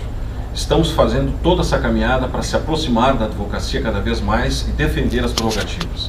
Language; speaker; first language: Portuguese; native; Portuguese